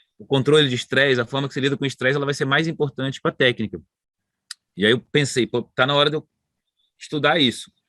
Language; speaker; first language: Portuguese; native; Portuguese